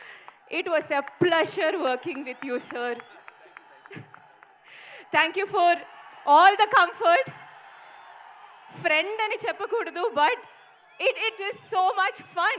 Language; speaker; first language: Telugu; non-native, fluent; Malayalam